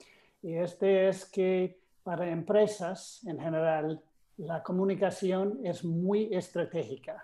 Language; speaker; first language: Spanish; non-native, fluent; English